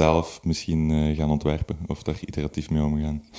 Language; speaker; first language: Dutch; native; Dutch